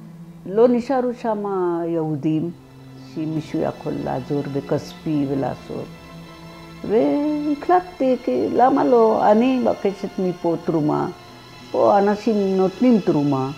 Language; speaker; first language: Hebrew; non-native, fluent; Marathi